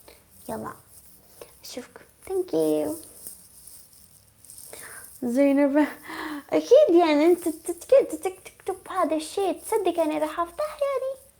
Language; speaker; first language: Arabic; non-native, learner; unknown